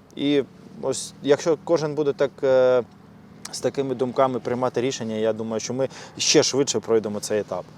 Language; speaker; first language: Ukrainian; non-native, local second language; Russian